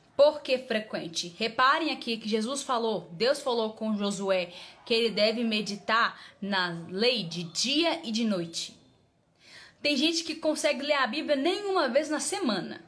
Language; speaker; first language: Portuguese; native; Portuguese